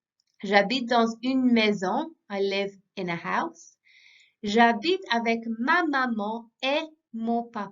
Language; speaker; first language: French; non-native, fluent; English